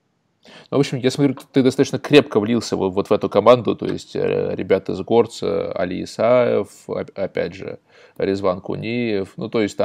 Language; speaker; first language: Russian; native; Russian